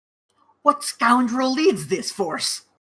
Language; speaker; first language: English; native; English